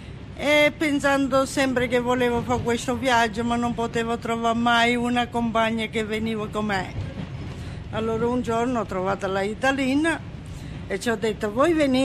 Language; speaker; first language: Italian; native; Italian